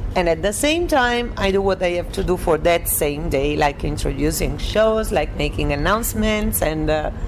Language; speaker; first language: English; non-native, fluent; Italian